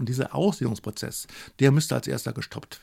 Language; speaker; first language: German; native; German